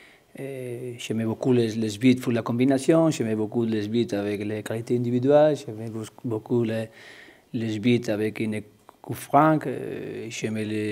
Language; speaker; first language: French; non-native, learner; Spanish